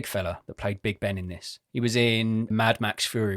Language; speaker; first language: English; native; English